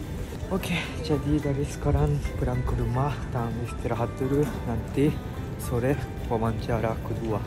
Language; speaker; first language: Indonesian; non-native, fluent; Japanese